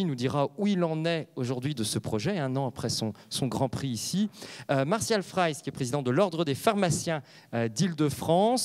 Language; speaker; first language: French; native; French